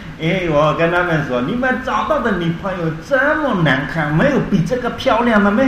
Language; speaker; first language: Chinese; non-native, learner; Burmese